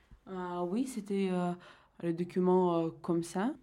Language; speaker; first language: French; non-native, fluent; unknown